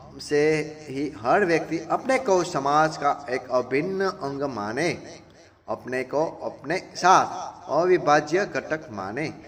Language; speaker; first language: Hindi; non-native, local second language; Gujarati